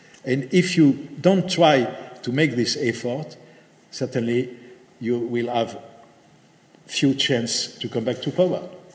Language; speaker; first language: English; non-native, fluent; French